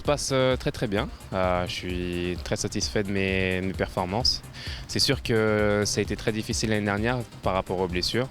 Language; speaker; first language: French; native; French